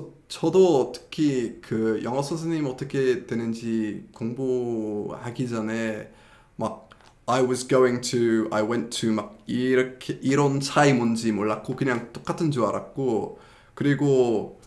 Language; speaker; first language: Korean; non-native, fluent; English